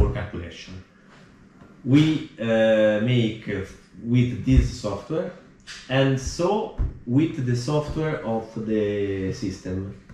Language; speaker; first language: English; non-native, learner; Italian